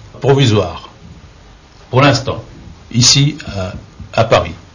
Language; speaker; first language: French; native; French